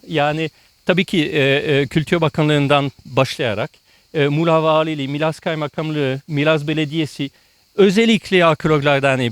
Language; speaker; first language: Turkish; non-native, fluent; French